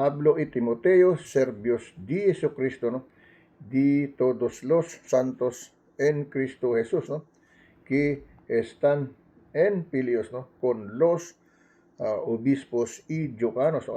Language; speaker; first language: Spanish; non-native, learner; Filipino